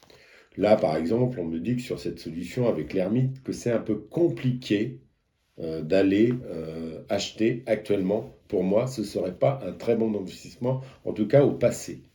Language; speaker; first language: French; native; French